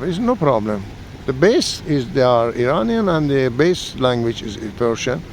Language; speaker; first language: English; non-native, learner; Persian